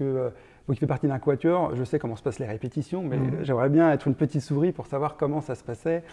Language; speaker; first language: French; native; French